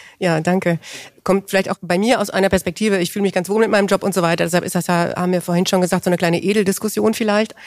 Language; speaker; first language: German; early bilingual, other home language; English